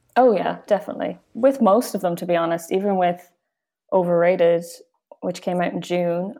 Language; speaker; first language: English; native; English